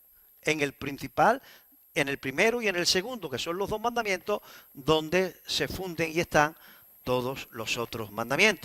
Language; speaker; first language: Spanish; native; Spanish